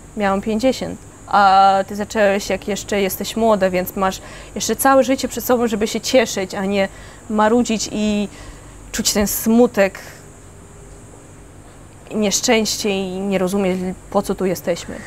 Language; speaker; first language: Polish; non-native, fluent; Ukrainian